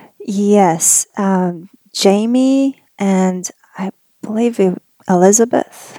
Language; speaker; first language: English; non-native, fluent; Persian